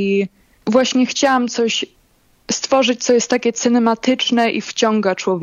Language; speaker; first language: Polish; early bilingual, heritage; Polish